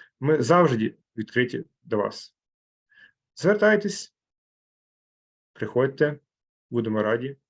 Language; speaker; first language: Ukrainian; native; Ukrainian